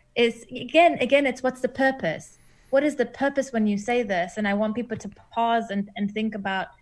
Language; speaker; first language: English; non-native, fluent; German